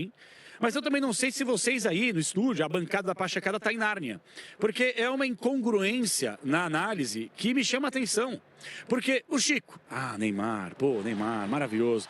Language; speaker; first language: Portuguese; native; Portuguese